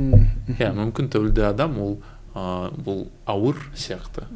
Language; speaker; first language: Kazakh; non-native, learner; Russian